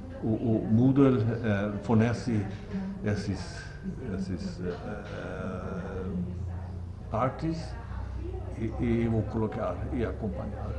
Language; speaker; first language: Portuguese; non-native, learner; Swedish